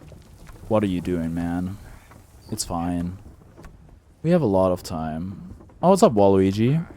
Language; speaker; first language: English; native; English